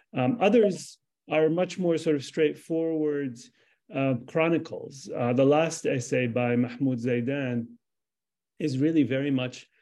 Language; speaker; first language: English; early bilingual, other home language; Arabic